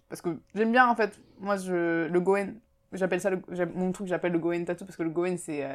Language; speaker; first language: French; early bilingual, other home language; Japanese